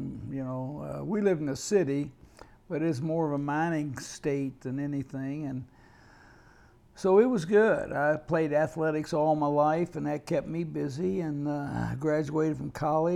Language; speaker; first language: English; native; English